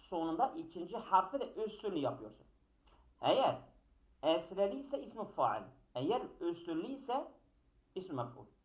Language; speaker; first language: Turkish; native; Turkish